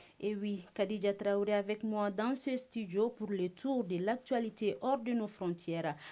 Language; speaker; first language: French; non-native, local second language; Bambara